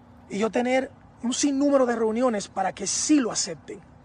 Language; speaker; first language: Spanish; early bilingual, heritage; Spanish